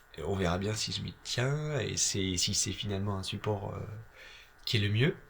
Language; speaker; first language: French; native; French